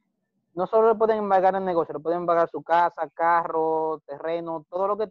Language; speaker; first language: Spanish; native; Spanish